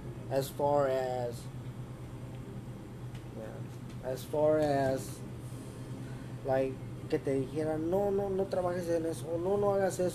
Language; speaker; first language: Spanish; early bilingual, heritage; Spanish